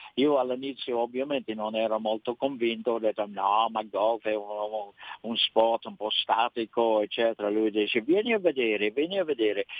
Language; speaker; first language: Italian; non-native, fluent; English